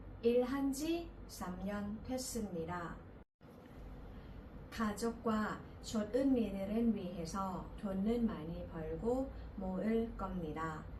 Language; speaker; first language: Korean; non-native, learner; Thai